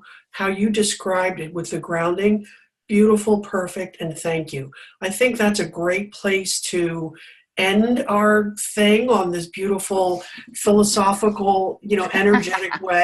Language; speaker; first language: English; native; English